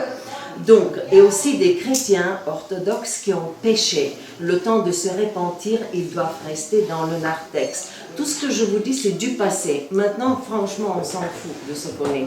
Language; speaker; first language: French; non-native, fluent; Bulgarian